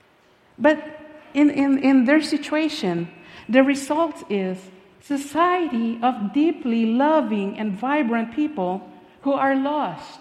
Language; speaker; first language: English; non-native, local second language; Filipino